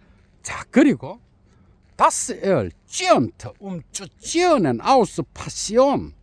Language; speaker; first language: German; non-native, learner; Korean